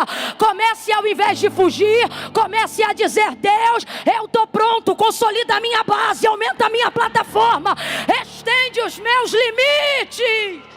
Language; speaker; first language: Portuguese; native; Portuguese